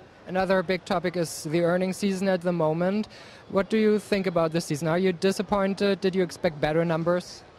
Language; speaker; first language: English; non-native, fluent; German